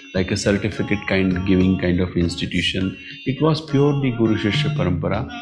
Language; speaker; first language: English; non-native, local second language; Marathi